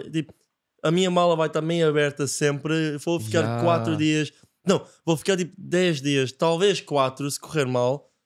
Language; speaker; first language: Portuguese; non-native, fluent; English